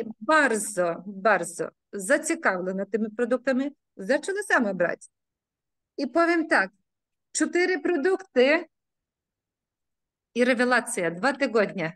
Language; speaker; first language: Polish; non-native, learner; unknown